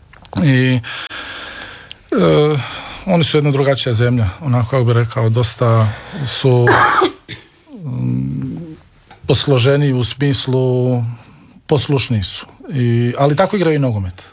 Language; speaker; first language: Serbian; native; Serbian